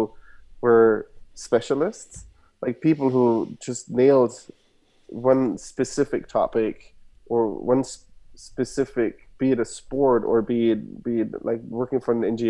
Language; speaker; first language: English; non-native, fluent; German